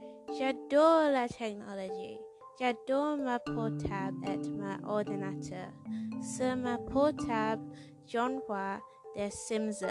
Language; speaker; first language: French; non-native, learner; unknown